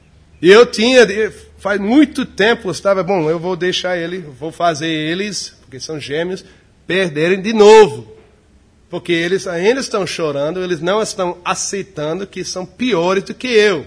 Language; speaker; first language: Portuguese; non-native, fluent; English